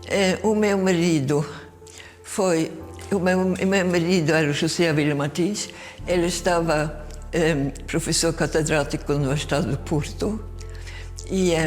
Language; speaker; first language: Portuguese; non-native, fluent; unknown